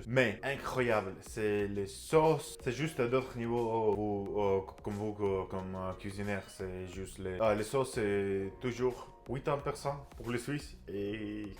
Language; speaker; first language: French; non-native, learner; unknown